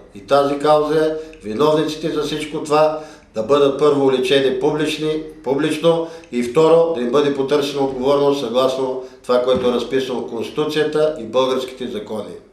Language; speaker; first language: Bulgarian; native; Bulgarian